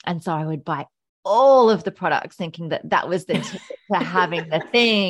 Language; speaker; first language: English; native; English